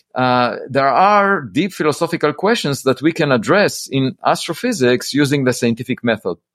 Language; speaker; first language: English; non-native, fluent; Hebrew